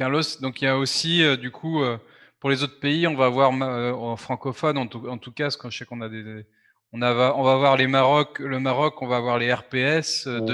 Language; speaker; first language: French; native; French